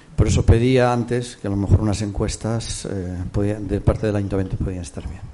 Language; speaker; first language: Spanish; non-native, local second language; Catalan